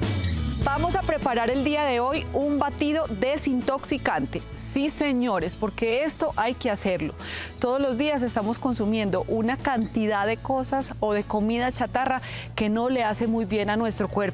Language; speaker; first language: Spanish; native; Spanish